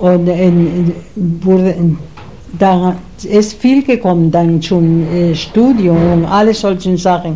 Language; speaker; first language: German; non-native, learner; Spanish